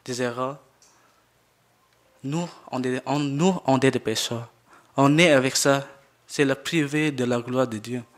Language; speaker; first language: French; non-native, learner; Jarai